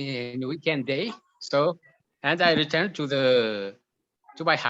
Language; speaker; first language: English; non-native, local second language; Arabic